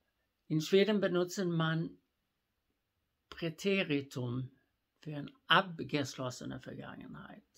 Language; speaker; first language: German; non-native, fluent; Swedish